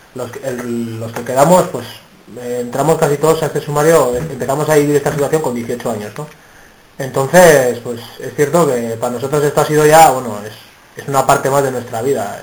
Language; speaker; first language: Spanish; native; Spanish